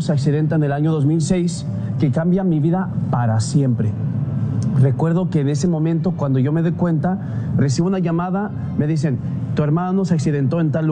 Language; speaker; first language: Spanish; early bilingual, heritage; Spanish